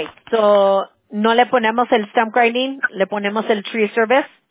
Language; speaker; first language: Spanish; early bilingual, heritage; Spanish